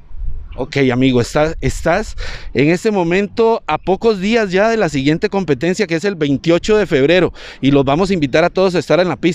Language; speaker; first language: Spanish; native; Spanish